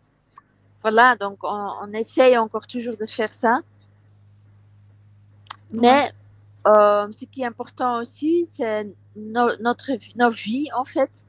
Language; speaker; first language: French; non-native, local second language; Dutch